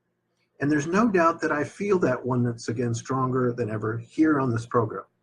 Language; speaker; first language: English; native; English